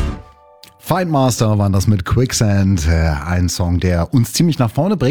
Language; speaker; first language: German; native; German